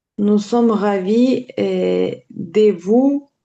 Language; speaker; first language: French; non-native, learner; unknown